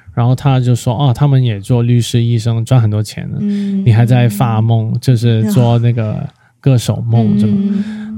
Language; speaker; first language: Chinese; non-native, fluent; Cantonese